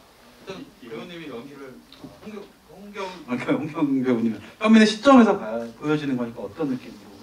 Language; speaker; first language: Korean; native; Korean